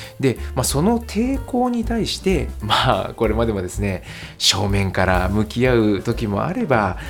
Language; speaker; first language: Japanese; native; Japanese